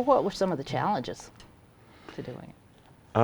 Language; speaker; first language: English; native; English